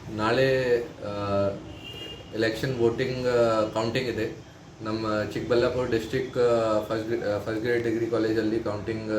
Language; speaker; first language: Kannada; non-native, fluent; Hindi